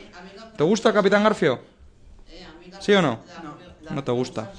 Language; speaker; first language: Spanish; native; Spanish